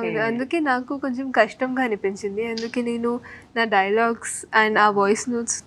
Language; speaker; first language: Telugu; non-native, fluent; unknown